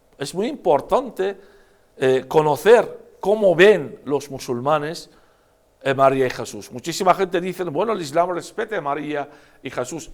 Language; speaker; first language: Spanish; non-native, fluent; Arabic